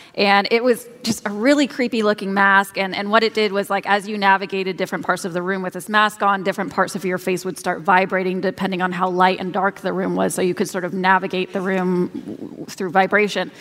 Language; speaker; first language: English; native; English